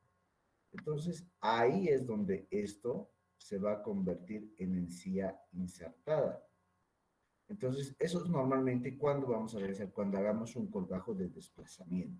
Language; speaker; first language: Spanish; native; Spanish